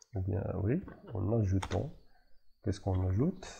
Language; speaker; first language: French; non-native, local second language; Arabic